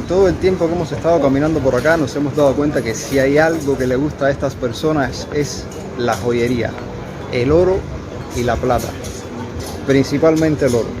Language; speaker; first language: Spanish; native; Spanish